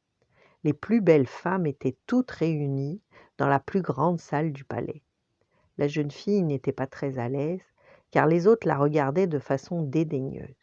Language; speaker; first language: French; native; French